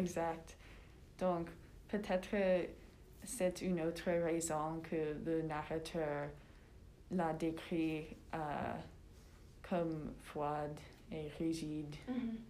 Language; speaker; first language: French; non-native, learner; English